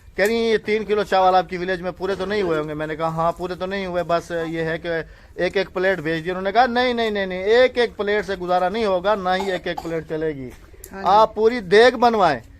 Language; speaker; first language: Urdu; non-native, local second language; Punjabi